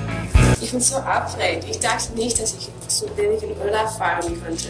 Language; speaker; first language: German; non-native, learner; English